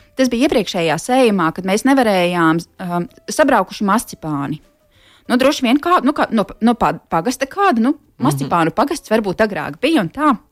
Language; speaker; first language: Latvian; native; Latvian